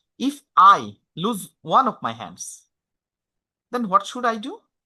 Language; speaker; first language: English; non-native, local second language; Bangla